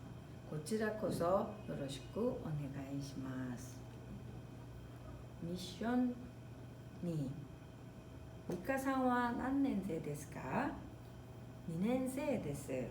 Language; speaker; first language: Japanese; non-native, fluent; Korean